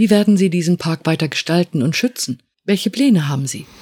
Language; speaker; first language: German; native; German